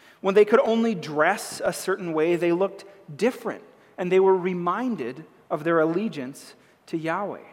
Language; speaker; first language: English; native; English